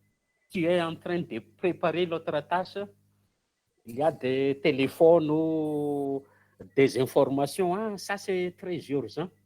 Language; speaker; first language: French; non-native, local second language; Malagasy